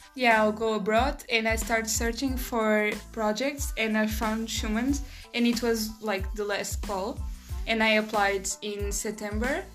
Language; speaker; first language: English; non-native, fluent; Portuguese